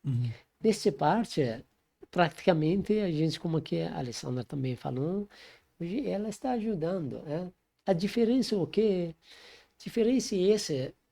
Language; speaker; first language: Portuguese; non-native, learner; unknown